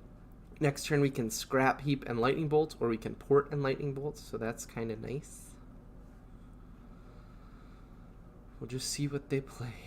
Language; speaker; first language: English; native; English